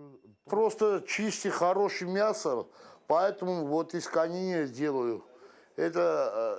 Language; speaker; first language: Russian; non-native, fluent; Armenian